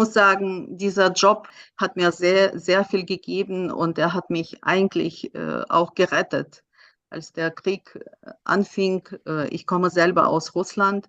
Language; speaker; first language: German; non-native, fluent; Russian